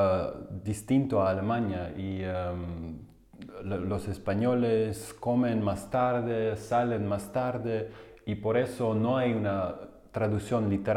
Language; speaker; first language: Spanish; non-native, fluent; German